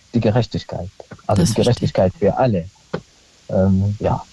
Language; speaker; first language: German; non-native, fluent; Arabic